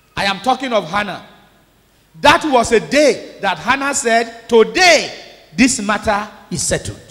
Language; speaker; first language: English; non-native, local second language; Yoruba